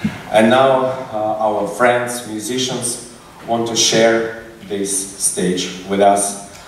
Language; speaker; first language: English; non-native, fluent; Russian